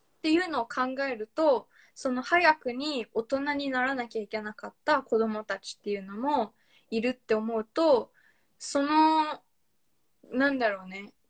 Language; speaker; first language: Japanese; native; Japanese